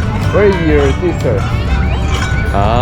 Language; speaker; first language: English; non-native, learner; Korean